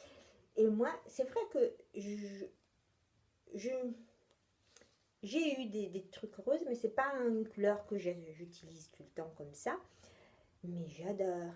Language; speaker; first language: French; non-native, fluent; Italian